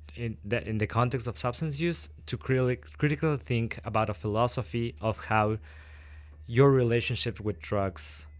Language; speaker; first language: English; non-native, fluent; Spanish